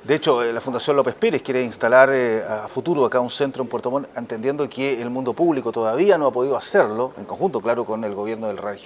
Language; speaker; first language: Spanish; native; Spanish